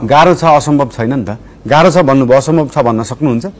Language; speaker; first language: Nepali; native; Nepali